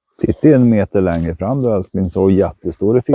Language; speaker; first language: Swedish; native; Swedish